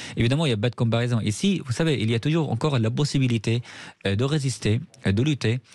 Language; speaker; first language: French; non-native, fluent; Arabic